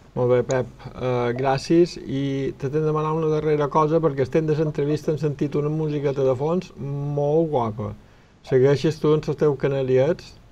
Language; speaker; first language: Catalan; native; Catalan